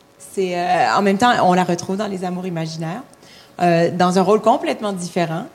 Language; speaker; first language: French; native; French